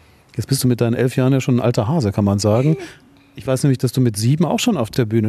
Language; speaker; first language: German; native; German